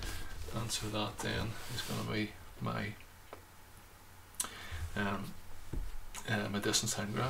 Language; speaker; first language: English; native; English